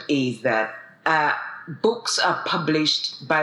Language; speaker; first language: English; non-native, local second language; Ganda